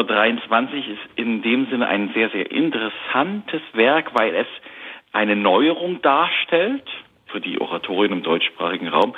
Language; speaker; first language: German; native; German